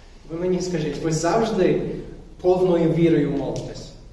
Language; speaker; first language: Ukrainian; non-native, fluent; English